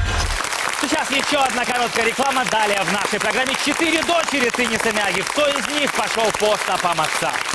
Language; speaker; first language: Russian; native; Russian